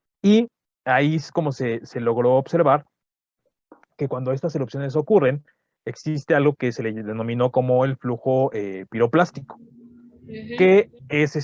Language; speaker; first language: Spanish; native; Spanish